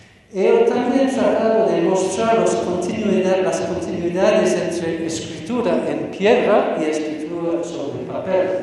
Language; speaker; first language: Spanish; non-native, fluent; English